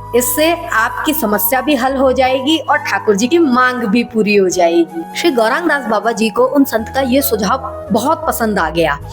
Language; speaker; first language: Hindi; native; Hindi